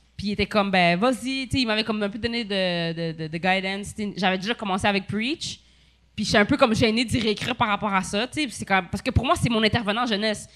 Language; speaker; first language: French; native; French